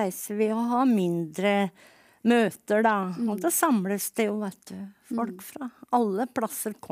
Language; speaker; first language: Norwegian; native; Norwegian